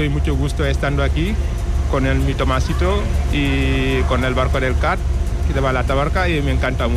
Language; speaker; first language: Spanish; non-native, fluent; Wolof